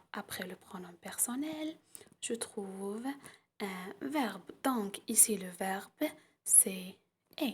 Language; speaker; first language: French; non-native, local second language; Arabic